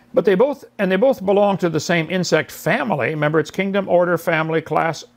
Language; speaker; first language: English; native; English